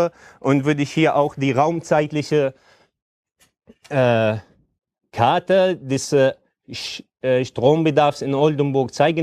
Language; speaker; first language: German; non-native, fluent; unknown